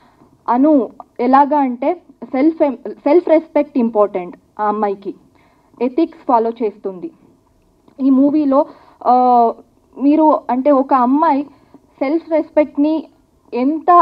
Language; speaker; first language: Telugu; non-native, learner; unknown